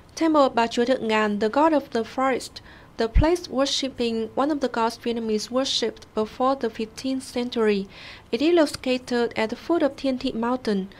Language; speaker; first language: English; non-native, fluent; Vietnamese